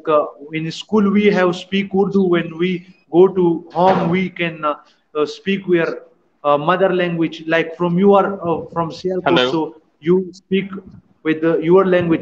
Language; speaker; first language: English; non-native, learner; Pashto